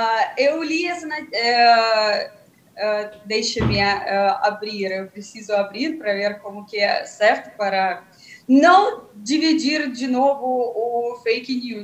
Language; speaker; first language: Portuguese; non-native, fluent; Russian